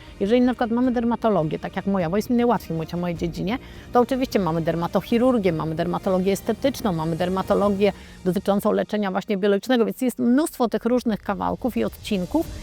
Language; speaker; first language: Polish; native; Polish